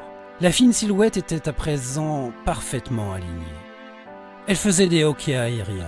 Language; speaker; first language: French; native; French